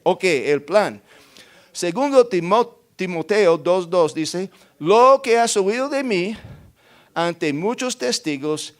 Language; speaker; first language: Spanish; non-native, fluent; English